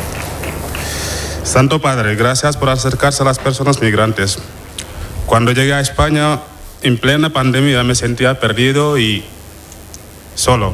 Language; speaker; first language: Spanish; non-native, fluent; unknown